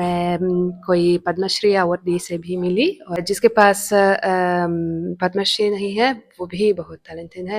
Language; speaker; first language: Hindi; non-native, fluent; Italian